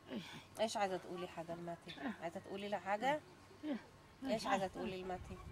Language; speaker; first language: Arabic; native; Arabic